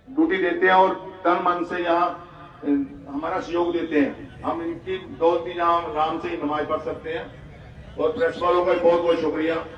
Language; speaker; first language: Urdu; non-native, local second language; Punjabi